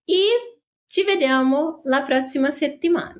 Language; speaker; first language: Italian; non-native, fluent; Portuguese